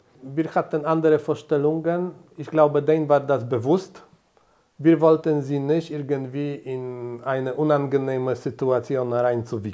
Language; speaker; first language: German; non-native, fluent; Polish